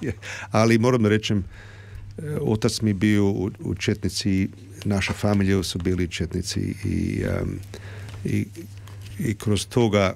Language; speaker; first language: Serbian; early bilingual, heritage; Croatian